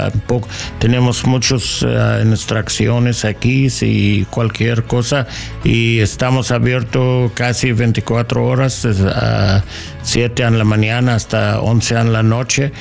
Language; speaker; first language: Spanish; non-native, learner; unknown